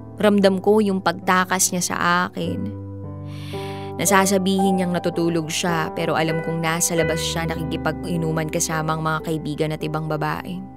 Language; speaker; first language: Filipino; native; Filipino